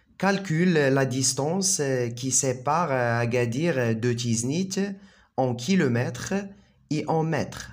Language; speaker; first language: French; non-native, local second language; Arabic